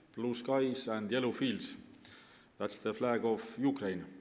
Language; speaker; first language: English; non-native, fluent; Estonian